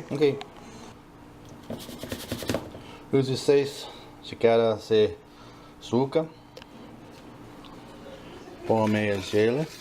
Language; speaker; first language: Portuguese; non-native, learner; English